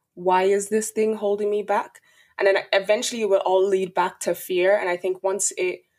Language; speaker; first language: English; native; English